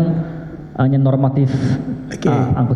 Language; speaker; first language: Indonesian; native; Indonesian